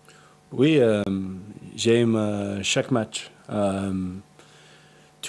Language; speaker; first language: French; non-native, learner; English